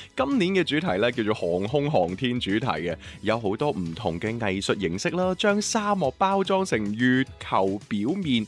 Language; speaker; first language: Cantonese; native; Cantonese